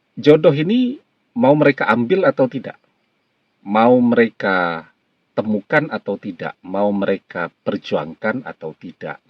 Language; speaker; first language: Indonesian; native; Indonesian